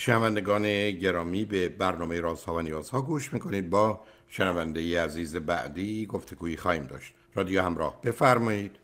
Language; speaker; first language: Persian; native; Persian